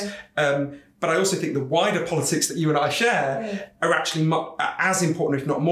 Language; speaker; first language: English; native; English